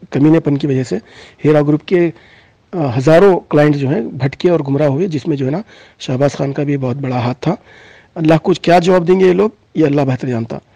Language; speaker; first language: Urdu; native; Urdu